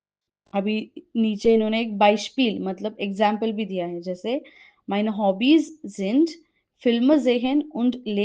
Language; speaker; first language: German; non-native, fluent; Hindi